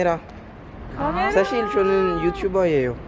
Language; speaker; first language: Korean; non-native, learner; French